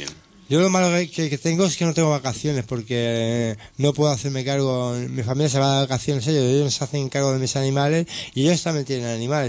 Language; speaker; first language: Spanish; native; Spanish